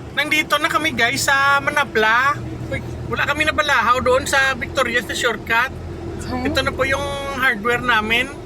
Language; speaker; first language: Filipino; non-native, local second language; Hiligaynon